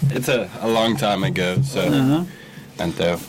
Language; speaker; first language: English; non-native, fluent; Spanish